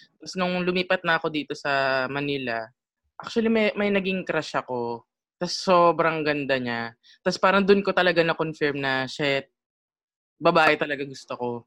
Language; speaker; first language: Filipino; native; Filipino